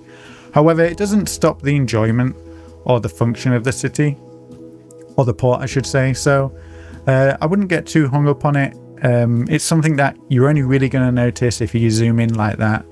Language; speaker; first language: English; native; English